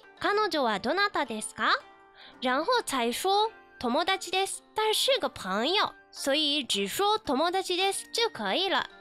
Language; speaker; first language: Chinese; non-native, fluent; Japanese